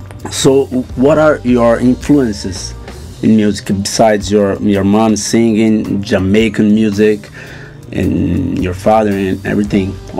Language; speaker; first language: English; non-native, fluent; Portuguese